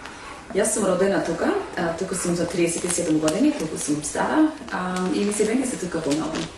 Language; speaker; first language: Macedonian; early bilingual, heritage; Macedonian